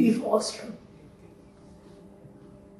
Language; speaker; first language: Hebrew; native; Hebrew